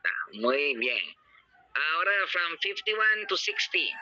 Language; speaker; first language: Spanish; non-native, learner; Filipino